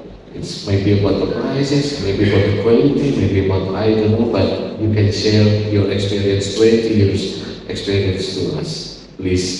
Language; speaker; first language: English; non-native, fluent; Indonesian